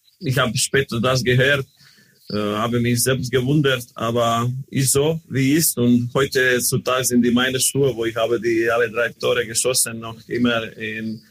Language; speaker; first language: German; non-native, learner; Croatian